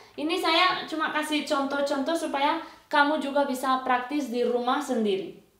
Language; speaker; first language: Indonesian; non-native, fluent; Spanish